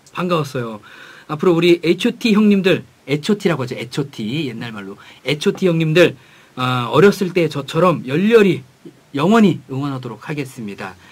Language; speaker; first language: Korean; native; Korean